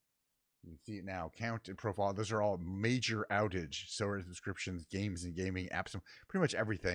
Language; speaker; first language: English; native; English